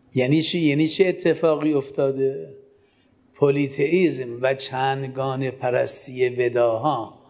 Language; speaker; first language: Persian; native; Persian